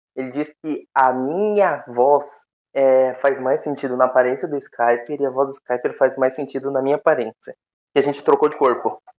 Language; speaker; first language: Portuguese; native; Portuguese